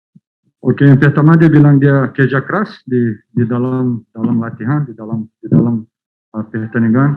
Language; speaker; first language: Indonesian; non-native, fluent; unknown